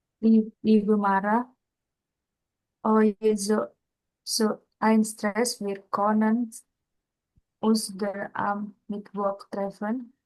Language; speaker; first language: German; non-native, learner; Indonesian